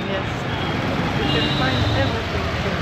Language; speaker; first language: English; non-native, learner; Greek